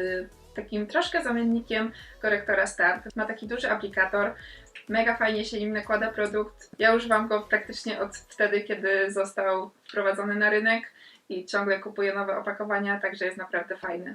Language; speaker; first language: Polish; native; Polish